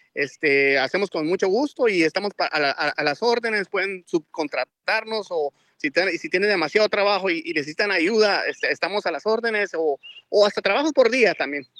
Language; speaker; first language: Spanish; native; Spanish